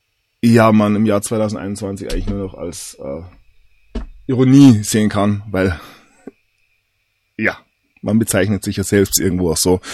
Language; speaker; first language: German; native; German